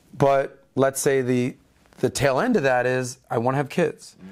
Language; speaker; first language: English; native; English